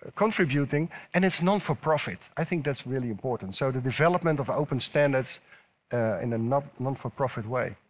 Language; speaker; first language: English; non-native, fluent; Dutch